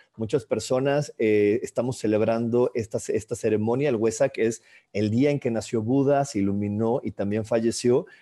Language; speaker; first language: Spanish; native; Spanish